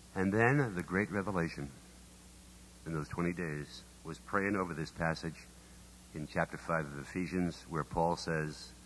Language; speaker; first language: English; native; English